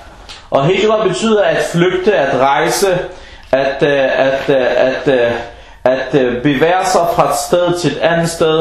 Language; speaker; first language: Danish; early bilingual, other home language; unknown